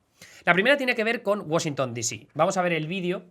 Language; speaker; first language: Spanish; native; Spanish